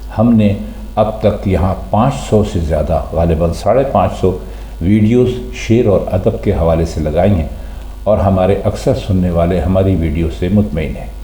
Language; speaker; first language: Urdu; native; Urdu